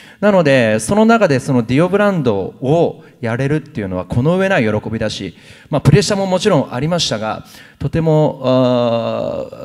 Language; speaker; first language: Japanese; native; Japanese